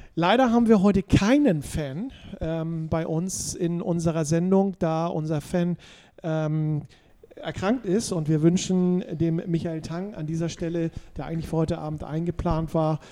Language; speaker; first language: German; native; German